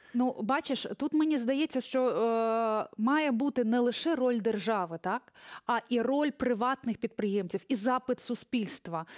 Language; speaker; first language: Ukrainian; early bilingual, other home language; Russian